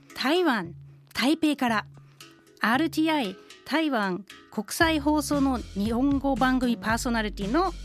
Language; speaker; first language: Japanese; non-native, fluent; German